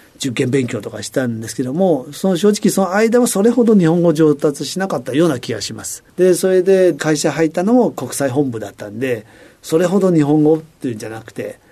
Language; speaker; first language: Japanese; non-native, fluent; Chinese